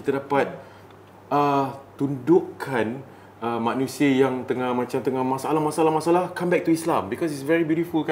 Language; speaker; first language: Malay; native; Malay